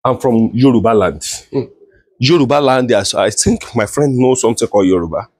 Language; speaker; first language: English; non-native, local second language; Yoruba